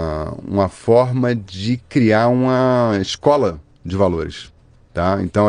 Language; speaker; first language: Portuguese; native; Portuguese